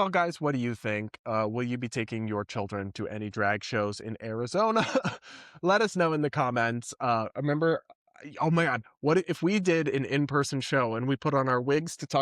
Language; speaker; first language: English; native; English